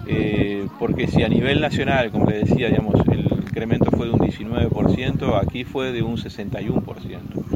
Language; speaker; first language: Spanish; native; Spanish